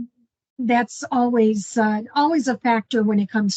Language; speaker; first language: English; native; English